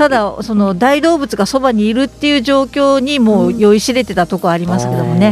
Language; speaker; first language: Japanese; native; Japanese